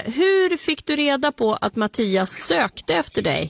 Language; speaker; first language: Swedish; native; Swedish